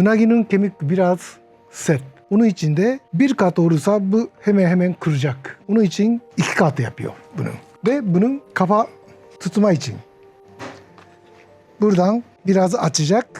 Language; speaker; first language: Turkish; non-native, learner; Japanese